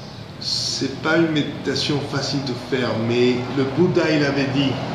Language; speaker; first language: French; non-native, fluent; English